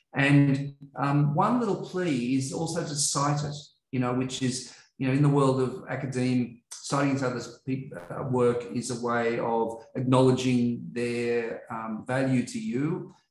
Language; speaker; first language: English; native; English